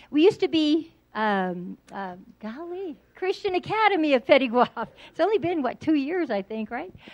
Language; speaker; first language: English; native; English